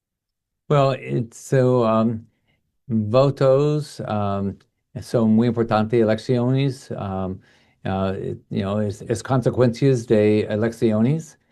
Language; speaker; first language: Spanish; non-native, learner; English